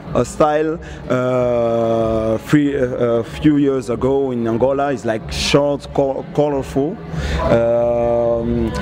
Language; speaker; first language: English; non-native, learner; Portuguese